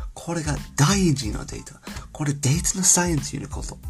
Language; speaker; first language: Japanese; non-native, learner; English